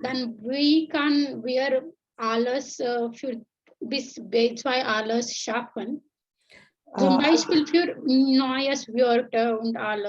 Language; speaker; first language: German; non-native, learner; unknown